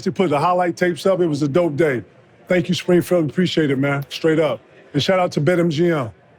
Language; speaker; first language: English; native; English